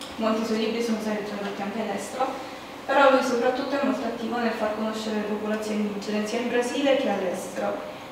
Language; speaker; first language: Italian; early bilingual, other home language; Portuguese